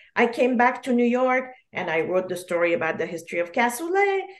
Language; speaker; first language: English; non-native, fluent; French